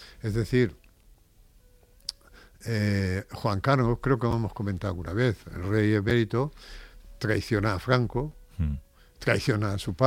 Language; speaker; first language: Spanish; native; Spanish